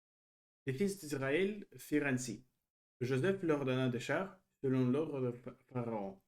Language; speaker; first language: French; non-native, learner; Russian